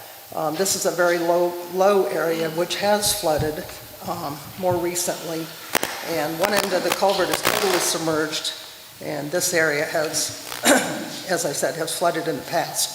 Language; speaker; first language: English; native; English